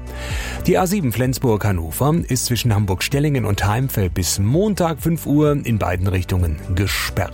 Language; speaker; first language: German; native; German